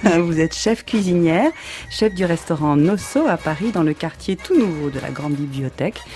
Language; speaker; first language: French; native; French